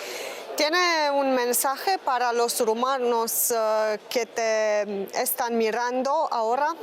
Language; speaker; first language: Spanish; non-native, fluent; Romanian